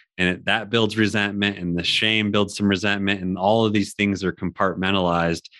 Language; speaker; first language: English; native; English